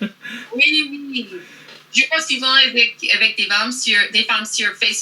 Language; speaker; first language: French; non-native, learner; English